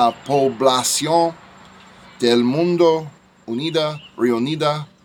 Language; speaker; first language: Spanish; non-native, learner; English